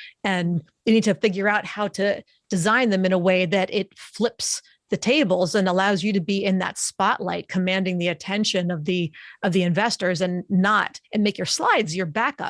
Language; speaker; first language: English; native; English